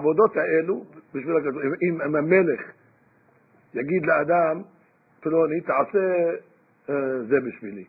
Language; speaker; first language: Hebrew; non-native, fluent; English